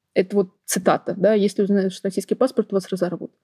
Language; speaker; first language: Russian; native; Russian